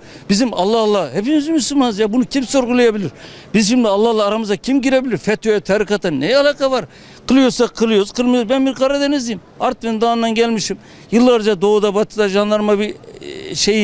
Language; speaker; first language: Turkish; native; Turkish